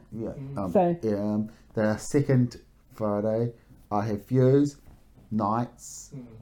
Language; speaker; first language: English; native; English